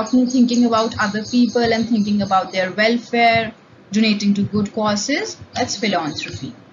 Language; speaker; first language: English; non-native, local second language; Hindi